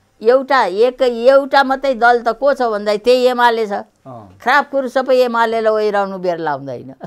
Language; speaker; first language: Nepali; native; Nepali